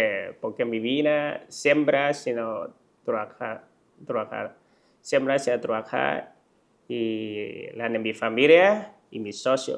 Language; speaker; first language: Spanish; non-native, learner; Chinese